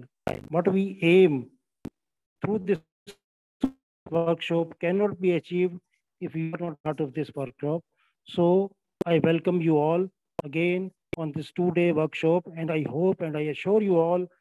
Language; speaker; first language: English; non-native, local second language; Hindi